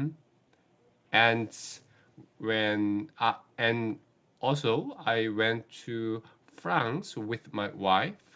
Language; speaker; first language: English; non-native, learner; Korean